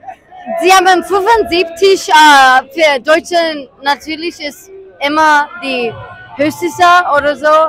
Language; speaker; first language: German; non-native, learner; English